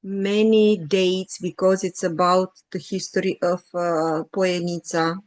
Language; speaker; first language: English; non-native, learner; Romanian